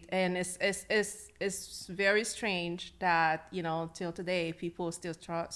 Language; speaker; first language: English; non-native, local second language; French